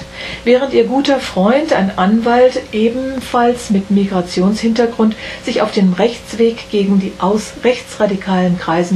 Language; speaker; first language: German; native; German